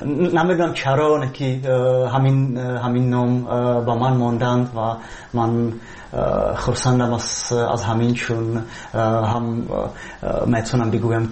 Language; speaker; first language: Persian; non-native, fluent; Czech